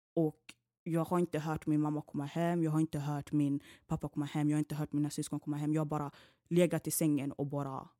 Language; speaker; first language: Swedish; early bilingual, other home language; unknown